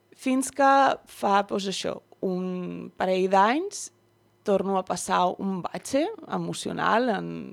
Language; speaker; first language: Catalan; early bilingual, other home language; Dutch